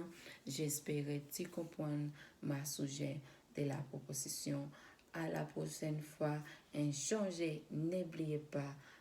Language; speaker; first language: French; non-native, learner; Spanish